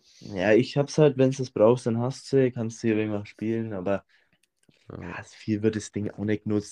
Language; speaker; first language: German; native; German